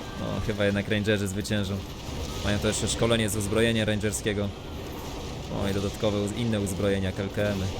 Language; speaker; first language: Polish; native; Polish